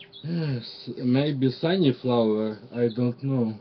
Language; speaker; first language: English; non-native, learner; Russian